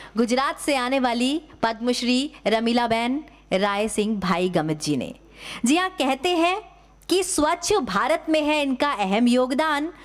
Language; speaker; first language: Hindi; native; Hindi